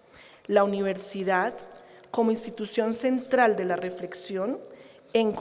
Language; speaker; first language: Spanish; native; Spanish